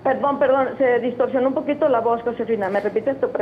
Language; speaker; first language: Spanish; native; Spanish